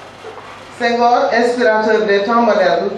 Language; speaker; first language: French; non-native, local second language; Wolof